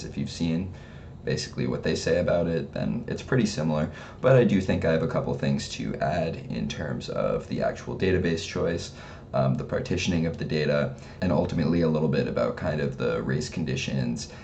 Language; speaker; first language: English; native; English